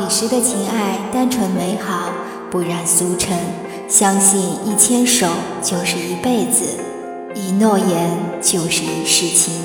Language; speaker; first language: Chinese; native; Chinese